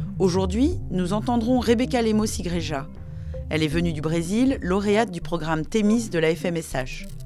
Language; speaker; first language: French; native; French